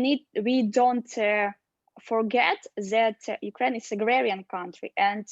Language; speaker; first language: English; non-native, learner; Russian